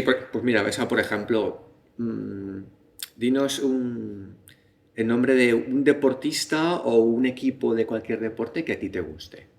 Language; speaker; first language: Spanish; native; Spanish